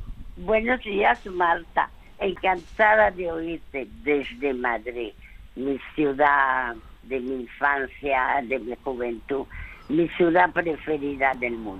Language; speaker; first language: Spanish; early bilingual, other home language; French